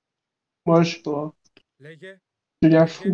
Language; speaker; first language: French; native; French